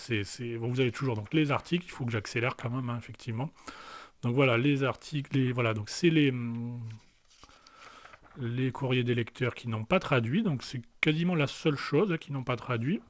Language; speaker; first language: French; native; French